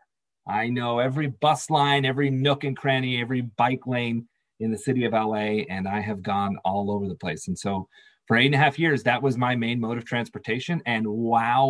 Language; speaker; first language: English; native; English